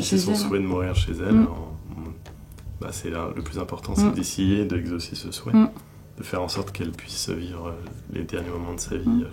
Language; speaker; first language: French; native; French